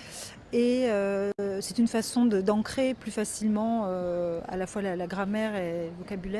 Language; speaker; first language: French; native; French